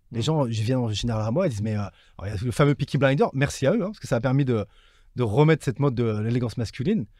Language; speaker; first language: French; native; French